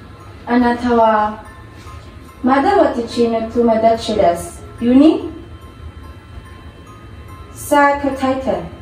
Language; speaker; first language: Japanese; non-native, learner; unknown